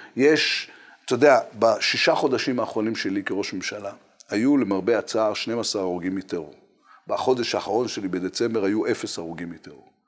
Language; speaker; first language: Hebrew; native; Hebrew